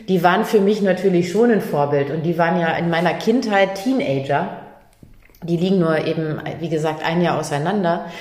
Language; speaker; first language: German; native; German